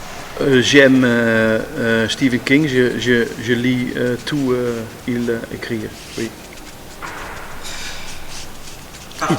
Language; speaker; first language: French; non-native, learner; Dutch